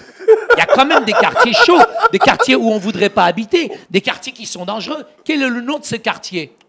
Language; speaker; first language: French; early bilingual, other home language; Arabic